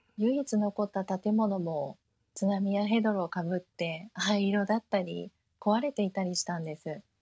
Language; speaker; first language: Japanese; early bilingual, heritage; Japanese